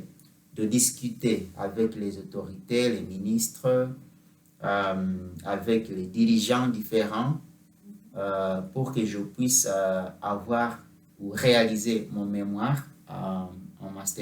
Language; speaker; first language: French; non-native, fluent; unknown